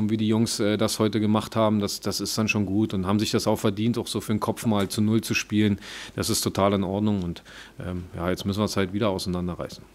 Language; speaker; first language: German; native; German